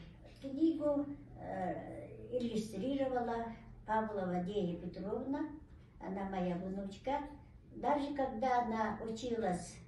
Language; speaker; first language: Russian; non-native, local second language; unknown